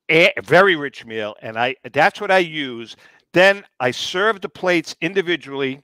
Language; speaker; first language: English; native; English